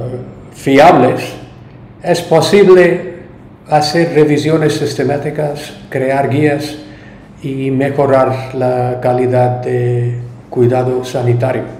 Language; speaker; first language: Spanish; non-native, learner; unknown